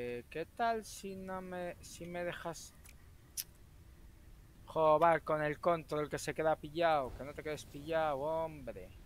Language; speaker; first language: Spanish; native; Spanish